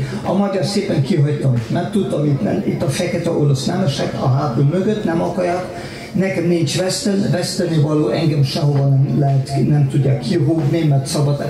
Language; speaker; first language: Hungarian; non-native, fluent; German